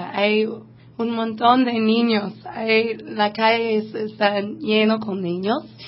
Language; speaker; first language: Spanish; non-native, learner; English